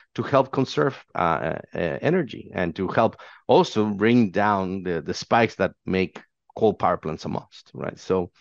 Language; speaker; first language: English; non-native, fluent; Spanish